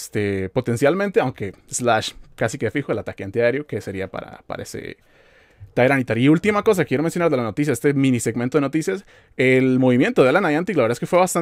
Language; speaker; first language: Spanish; native; Spanish